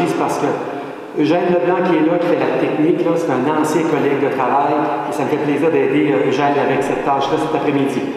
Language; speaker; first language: French; native; French